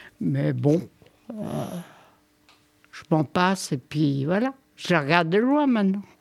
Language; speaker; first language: French; native; French